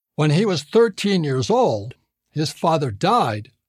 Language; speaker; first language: English; native; English